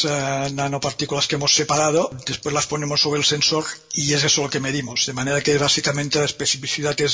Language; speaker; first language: Spanish; native; Spanish